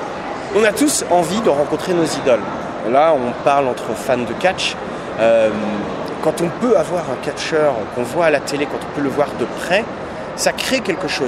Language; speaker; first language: French; native; French